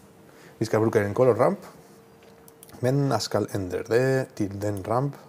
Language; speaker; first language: Norwegian; non-native, learner; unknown